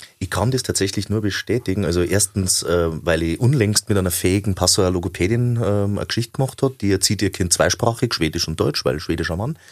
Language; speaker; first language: German; native; German